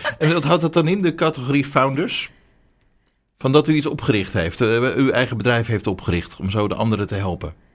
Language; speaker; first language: Dutch; native; Dutch